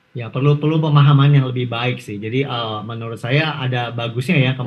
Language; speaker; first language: Indonesian; native; Indonesian